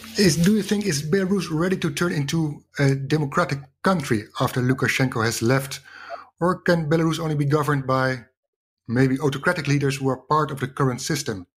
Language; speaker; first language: English; non-native, fluent; Dutch